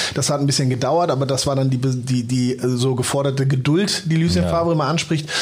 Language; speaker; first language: German; native; German